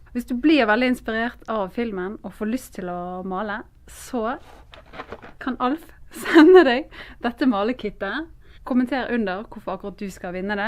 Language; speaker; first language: Norwegian; native; Norwegian